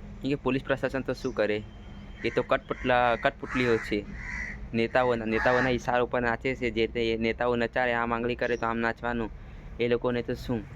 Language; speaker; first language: Gujarati; non-native, local second language; Bhili